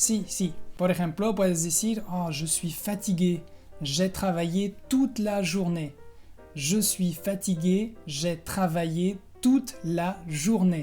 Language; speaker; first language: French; non-native, fluent; Spanish